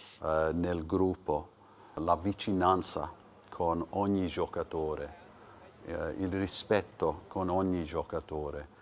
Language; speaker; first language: Italian; non-native, learner; English